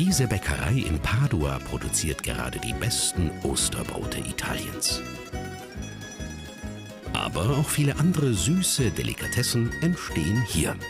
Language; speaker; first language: German; native; German